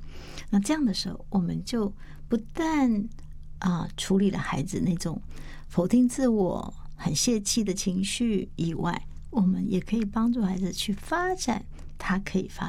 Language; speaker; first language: Chinese; native; Chinese